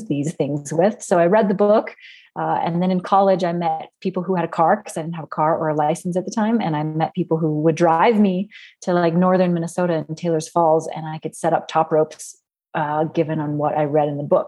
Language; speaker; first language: English; native; English